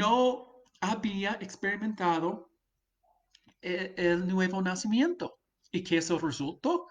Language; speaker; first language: Spanish; non-native, fluent; English